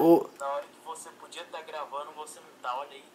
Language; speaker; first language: Portuguese; native; Portuguese